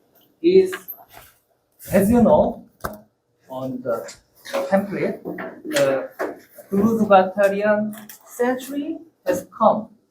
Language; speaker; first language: English; non-native, learner; Korean